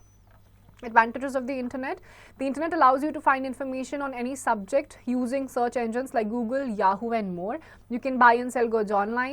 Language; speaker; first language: English; non-native, local second language; Hindi